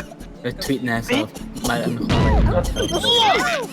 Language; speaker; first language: Welsh; non-native, local second language; English